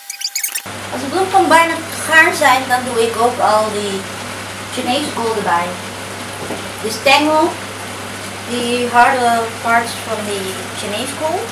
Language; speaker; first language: Dutch; non-native, fluent; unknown